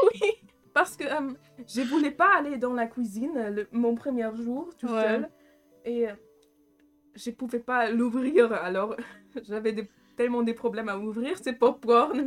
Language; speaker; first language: French; non-native, fluent; German